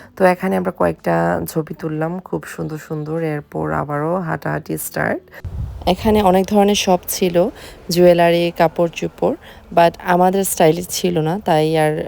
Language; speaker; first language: Bangla; native; Bangla